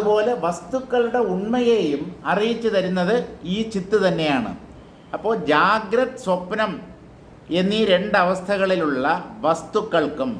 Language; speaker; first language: Malayalam; native; Malayalam